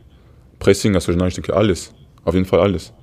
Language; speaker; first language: German; non-native, fluent; Portuguese